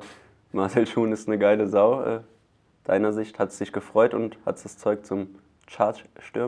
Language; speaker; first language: German; native; German